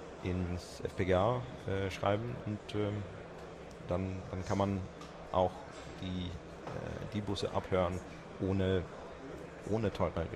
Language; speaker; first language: German; non-native, fluent; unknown